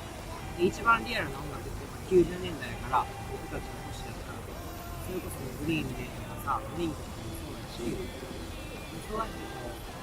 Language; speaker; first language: Japanese; native; Japanese